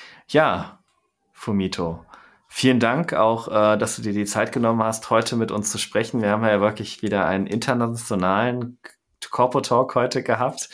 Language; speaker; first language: German; native; German